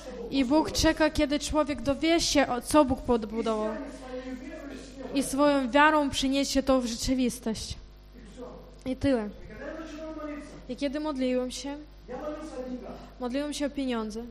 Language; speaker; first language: Polish; non-native, fluent; Ukrainian